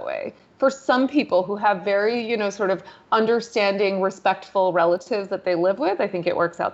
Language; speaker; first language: English; native; English